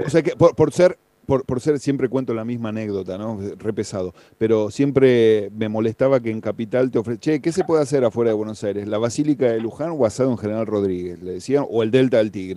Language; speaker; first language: Spanish; native; Spanish